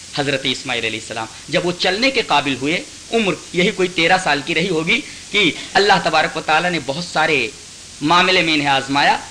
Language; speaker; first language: Urdu; native; Urdu